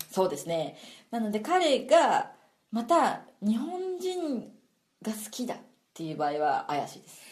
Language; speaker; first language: Japanese; native; Japanese